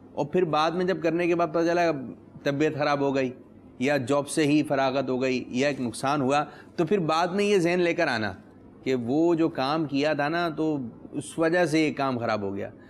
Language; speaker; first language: Urdu; native; Urdu